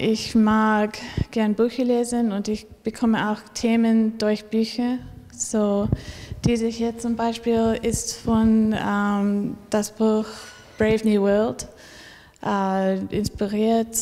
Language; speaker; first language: German; non-native, learner; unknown